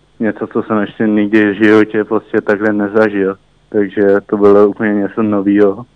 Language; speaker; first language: Czech; early bilingual, heritage; Czech